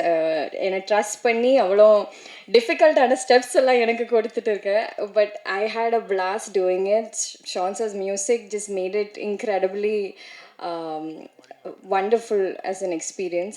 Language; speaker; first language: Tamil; non-native, learner; Malayalam